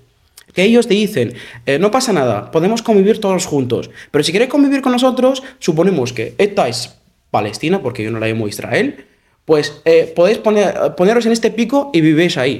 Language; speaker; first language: Spanish; non-native, fluent; Arabic